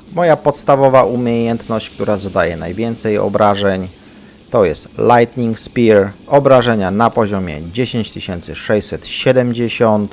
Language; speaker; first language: Polish; native; Polish